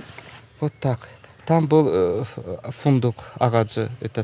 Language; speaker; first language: Russian; non-native, local second language; Azerbaijani